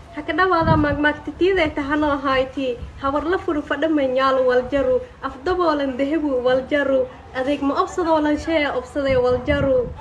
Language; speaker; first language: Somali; non-native, local second language; Maay